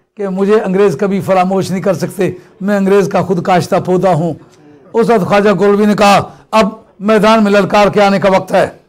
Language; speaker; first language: Urdu; non-native, local second language; Punjabi